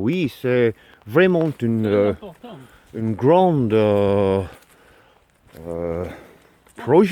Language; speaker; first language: French; non-native, learner; English